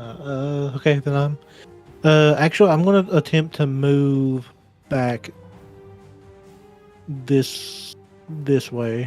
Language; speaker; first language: English; native; English